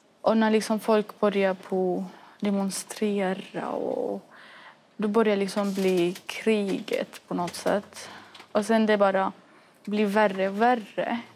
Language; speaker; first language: Swedish; non-native, fluent; Arabic